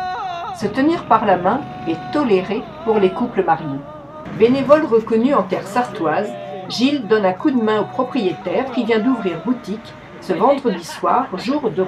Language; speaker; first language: French; native; French